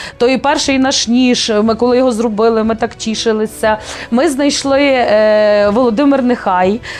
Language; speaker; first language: Ukrainian; native; Ukrainian